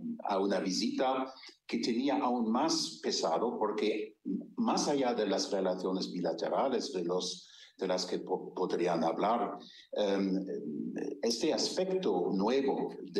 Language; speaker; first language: Spanish; non-native, fluent; German